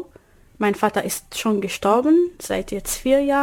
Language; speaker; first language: German; non-native, learner; Arabic